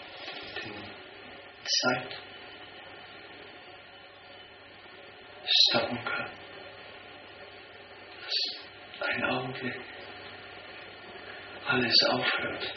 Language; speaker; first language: German; non-native, fluent; Danish